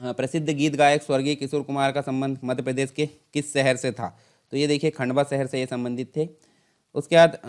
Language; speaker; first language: Hindi; native; Hindi